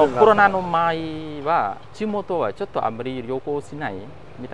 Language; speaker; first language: Japanese; non-native, fluent; Khmer